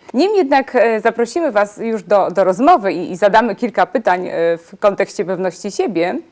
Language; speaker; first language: Polish; native; Polish